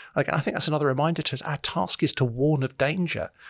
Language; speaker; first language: English; native; English